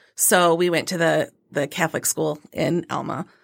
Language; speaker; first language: English; native; English